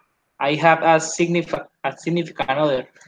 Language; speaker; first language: English; non-native, learner; Spanish